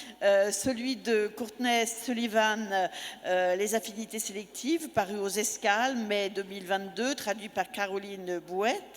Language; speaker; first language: French; native; French